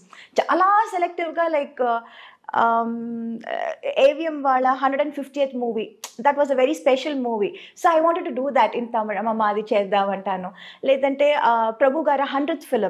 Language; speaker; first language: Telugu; non-native, local second language; Tamil